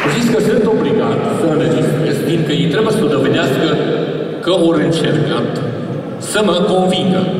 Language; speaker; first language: Romanian; non-native, local second language; Hungarian